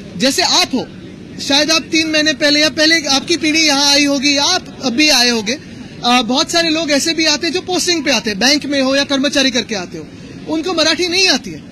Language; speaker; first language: Hindi; non-native, local second language; Marathi